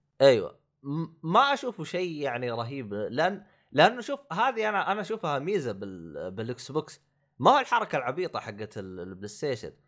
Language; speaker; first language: Arabic; native; Arabic